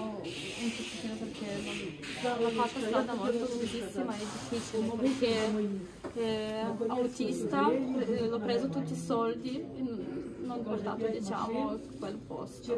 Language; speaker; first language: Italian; non-native, fluent; Ukrainian